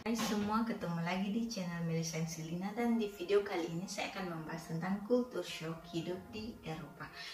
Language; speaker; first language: Indonesian; native; Indonesian